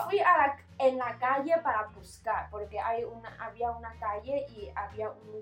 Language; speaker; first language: Spanish; non-native, learner; Chinese